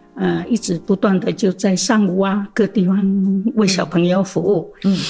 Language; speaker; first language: Chinese; non-native, local second language; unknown